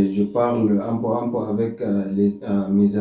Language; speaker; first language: French; non-native, learner; Arabic